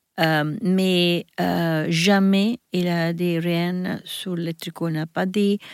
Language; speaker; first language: French; non-native, learner; Italian